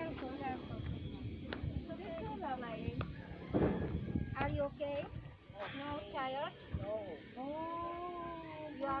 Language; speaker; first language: English; non-native, learner; Czech